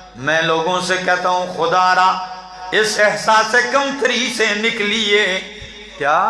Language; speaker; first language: Urdu; non-native, local second language; Pashto